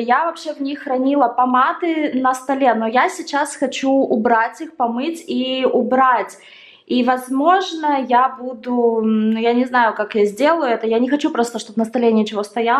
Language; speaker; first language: Russian; native; Russian